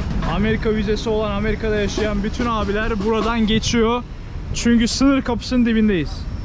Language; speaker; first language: Turkish; native; Turkish